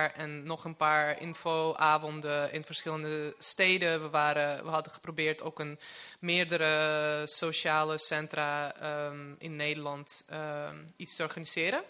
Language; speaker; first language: Dutch; non-native, fluent; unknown